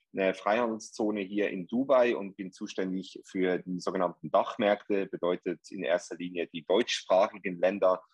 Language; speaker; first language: German; native; German